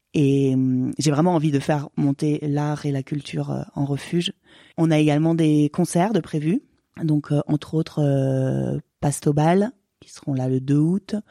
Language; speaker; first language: French; native; French